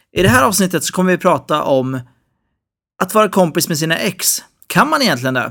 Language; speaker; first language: Swedish; early bilingual, other home language; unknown